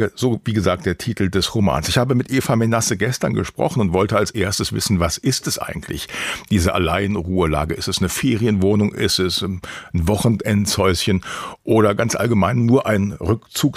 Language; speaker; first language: German; native; German